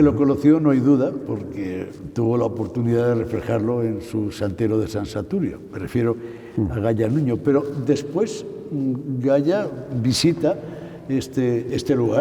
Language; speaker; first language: Spanish; native; Spanish